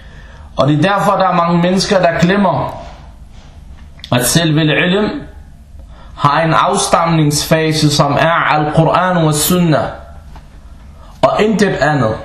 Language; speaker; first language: Danish; early bilingual, other home language; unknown